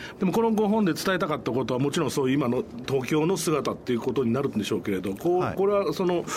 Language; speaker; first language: Japanese; native; Japanese